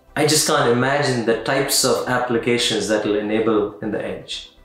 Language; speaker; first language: English; non-native, local second language; Tamil